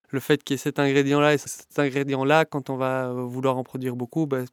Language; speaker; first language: French; native; French